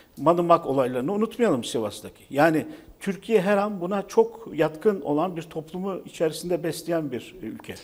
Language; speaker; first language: Turkish; native; Turkish